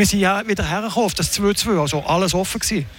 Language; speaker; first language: German; native; German